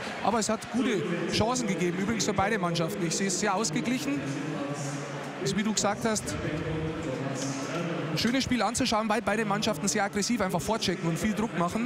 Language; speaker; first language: German; native; German